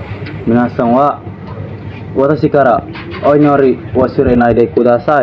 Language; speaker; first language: Japanese; non-native, learner; Indonesian